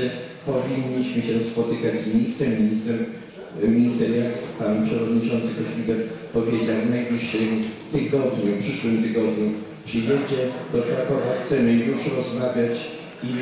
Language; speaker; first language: Polish; native; Polish